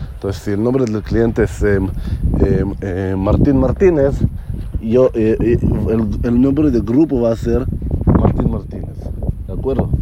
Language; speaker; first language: Spanish; non-native, learner; Hebrew